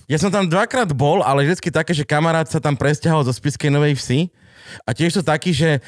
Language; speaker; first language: Slovak; native; Slovak